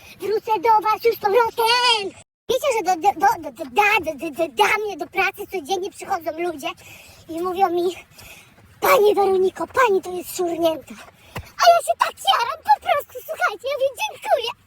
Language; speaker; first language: Polish; native; Polish